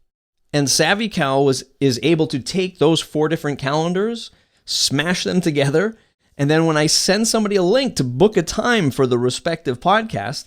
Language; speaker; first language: English; native; English